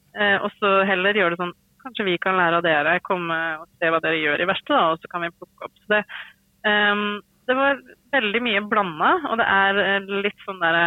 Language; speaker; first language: Norwegian; native; Norwegian